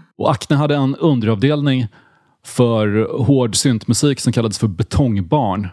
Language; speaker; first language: Swedish; native; Swedish